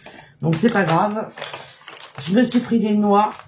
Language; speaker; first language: French; native; French